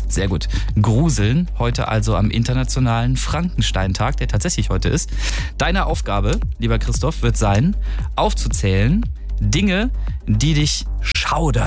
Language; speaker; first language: German; native; German